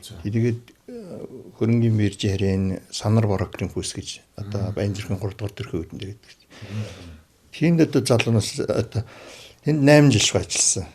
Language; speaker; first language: Mongolian; native; Mongolian